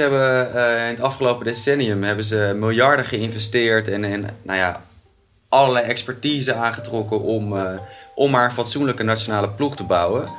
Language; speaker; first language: Dutch; native; Dutch